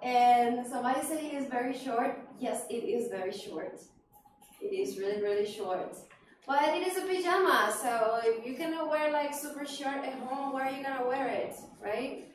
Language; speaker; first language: English; non-native, fluent; Spanish